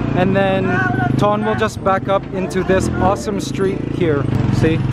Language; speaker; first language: English; native; English